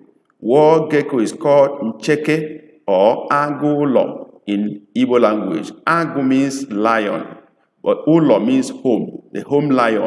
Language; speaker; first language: English; non-native, local second language; Igbo